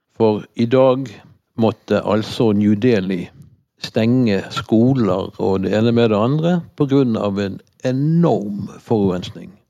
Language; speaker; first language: Norwegian; native; Norwegian